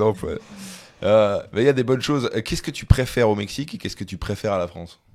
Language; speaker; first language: French; native; French